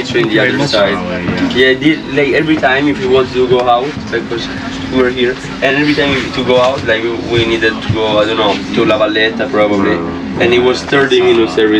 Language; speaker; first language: English; non-native, fluent; Italian